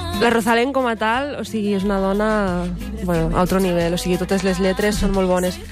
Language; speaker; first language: Catalan; early bilingual, other home language; Arabic